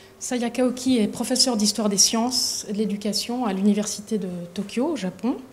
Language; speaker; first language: French; native; French